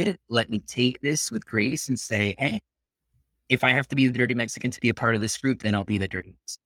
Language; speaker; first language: English; early bilingual, other home language; Spanish